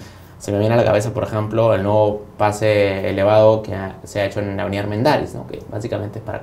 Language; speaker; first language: Spanish; native; Spanish